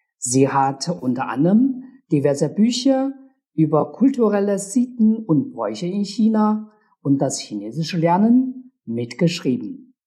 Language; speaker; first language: German; non-native, fluent; Chinese